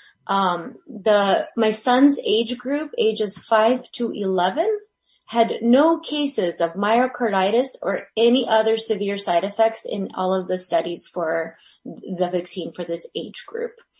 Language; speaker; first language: English; early bilingual, other home language; Russian